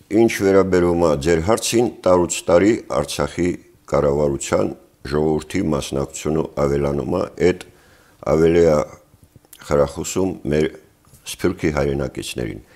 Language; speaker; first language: Armenian; native; Armenian